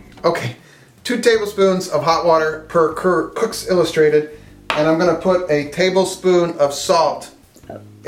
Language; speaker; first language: English; native; English